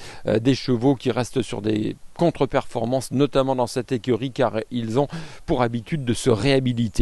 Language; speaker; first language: French; native; French